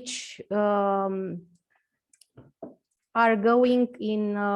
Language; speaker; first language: English; non-native, learner; Romanian